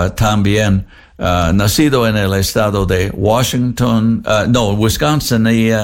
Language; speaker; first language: Spanish; non-native, learner; English